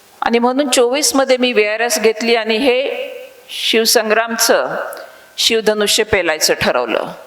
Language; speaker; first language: Marathi; native; Marathi